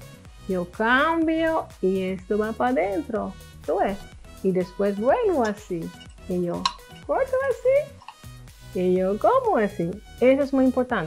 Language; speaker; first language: Spanish; non-native, fluent; Dutch